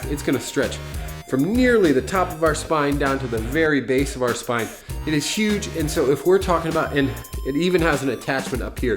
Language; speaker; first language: English; native; English